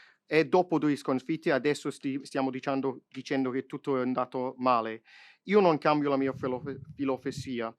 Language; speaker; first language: Italian; non-native, fluent; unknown